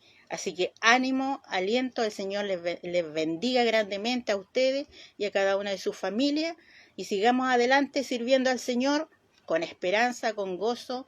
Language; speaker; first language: Spanish; native; Spanish